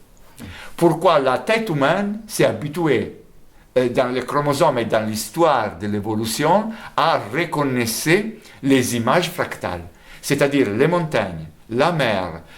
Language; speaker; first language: French; non-native, fluent; Italian